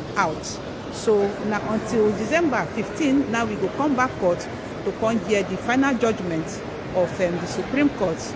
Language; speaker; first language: Nigerian Pidgin; native; Nigerian Pidgin